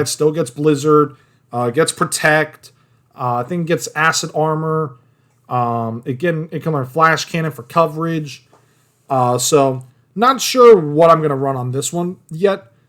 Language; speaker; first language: English; native; English